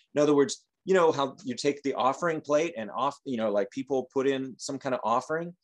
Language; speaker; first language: English; native; English